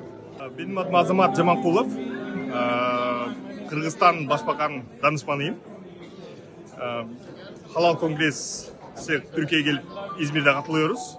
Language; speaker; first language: Turkish; non-native, learner; Kyrgyz